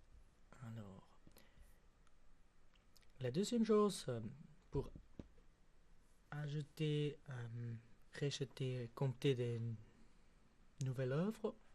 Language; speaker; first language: French; non-native, local second language; German